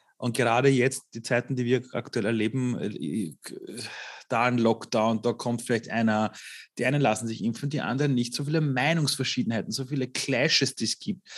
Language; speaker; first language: German; early bilingual, other home language; Persian